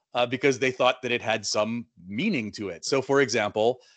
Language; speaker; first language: English; native; English